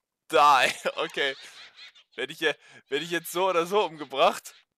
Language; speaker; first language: German; native; German